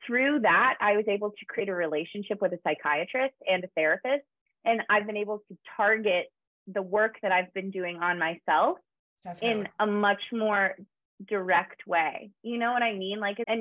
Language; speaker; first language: English; native; English